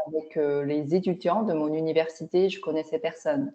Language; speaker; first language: French; non-native, fluent; Chinese